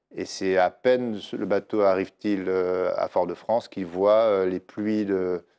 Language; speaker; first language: French; native; French